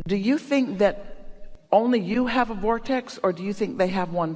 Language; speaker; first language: English; native; English